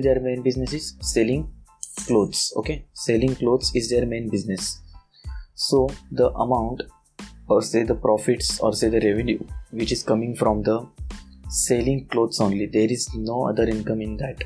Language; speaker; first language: English; non-native, local second language; Marathi